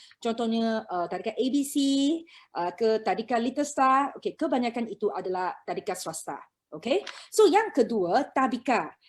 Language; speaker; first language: Malay; non-native, local second language; Chinese